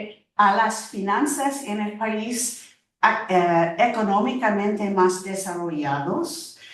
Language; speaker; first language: Spanish; non-native, fluent; English